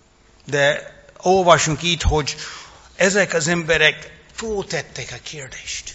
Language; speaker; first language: Hungarian; non-native, fluent; English